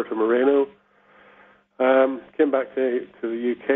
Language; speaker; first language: English; native; English